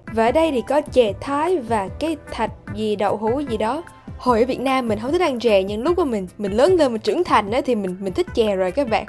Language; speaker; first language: Vietnamese; early bilingual, heritage; Vietnamese